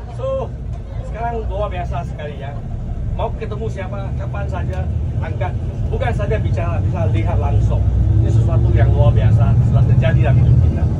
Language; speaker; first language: Malay; non-native, local second language; Chinese